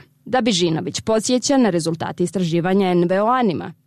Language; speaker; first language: Croatian; native; Croatian